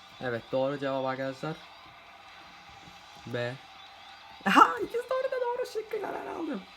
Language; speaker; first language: Turkish; native; Turkish